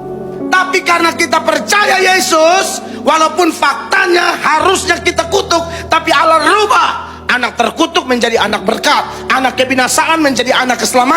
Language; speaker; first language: Indonesian; native; Indonesian